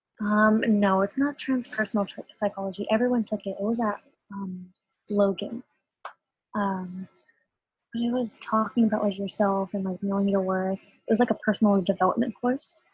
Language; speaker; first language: English; native; English